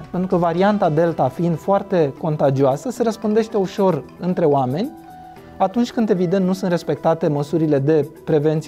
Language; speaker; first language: Romanian; native; Romanian